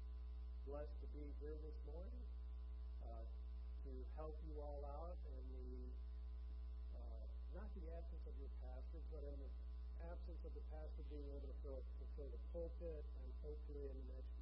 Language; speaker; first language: English; native; English